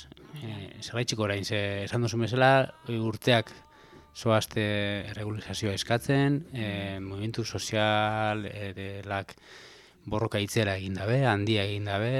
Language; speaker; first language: Basque; native; Basque